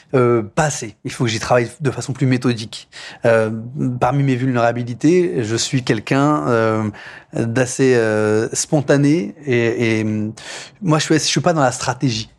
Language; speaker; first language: French; native; French